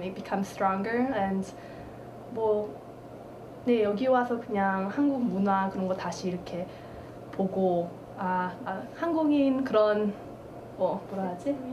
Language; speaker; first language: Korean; early bilingual, heritage; Korean